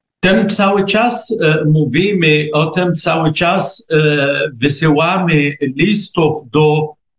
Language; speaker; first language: Polish; non-native, fluent; Arabic